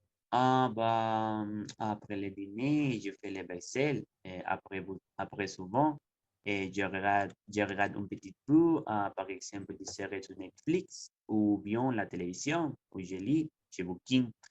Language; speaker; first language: French; non-native, learner; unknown